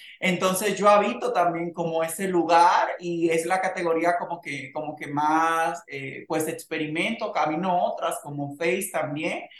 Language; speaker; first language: Spanish; native; Spanish